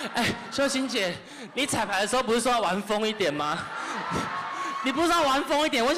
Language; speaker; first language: Chinese; native; Chinese